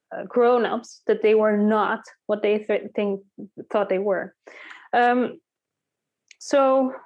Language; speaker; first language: English; early bilingual, heritage; Dutch